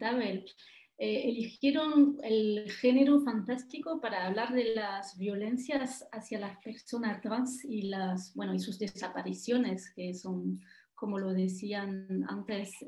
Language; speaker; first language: Spanish; non-native, fluent; French